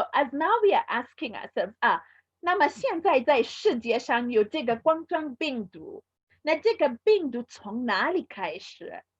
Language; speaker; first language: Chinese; non-native, fluent; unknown